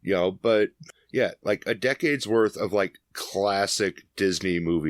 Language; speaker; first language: English; native; English